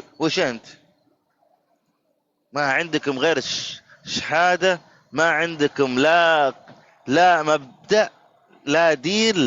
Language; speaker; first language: Arabic; native; Arabic